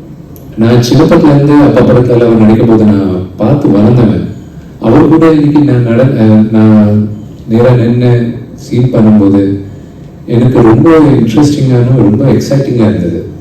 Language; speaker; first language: Tamil; non-native, local second language; Telugu